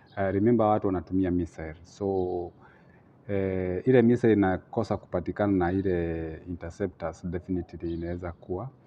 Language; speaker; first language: Swahili; native; Swahili